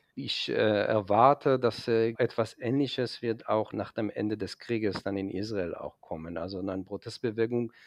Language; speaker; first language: German; non-native, fluent; Hebrew